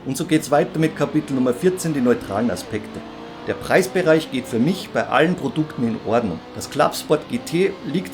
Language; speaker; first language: German; native; German